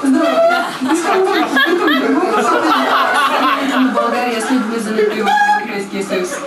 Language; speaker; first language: Bulgarian; native; Bulgarian